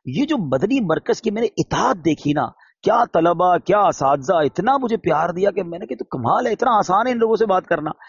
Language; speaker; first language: Urdu; native; Urdu